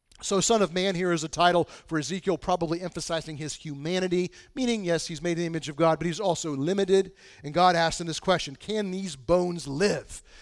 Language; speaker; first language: English; native; English